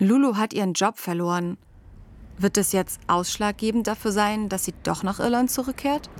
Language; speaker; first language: German; native; German